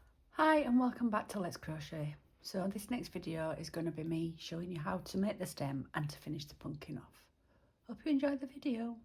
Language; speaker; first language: English; native; English